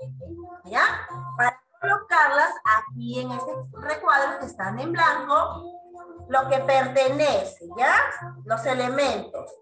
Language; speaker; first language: Spanish; native; Spanish